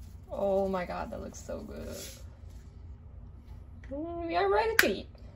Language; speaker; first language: English; non-native, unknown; Korean